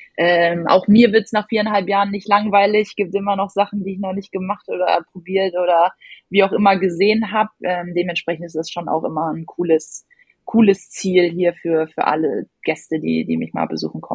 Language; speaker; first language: German; native; German